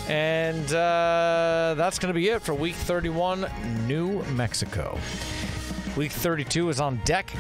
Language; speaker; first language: English; native; English